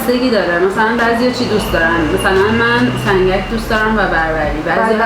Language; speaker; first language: Persian; native; Persian